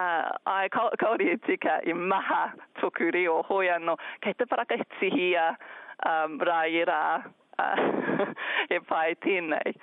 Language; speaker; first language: Māori; non-native, learner; English